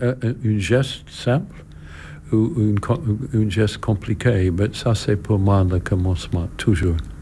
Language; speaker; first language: French; non-native, learner; English